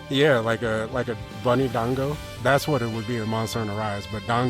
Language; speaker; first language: English; native; English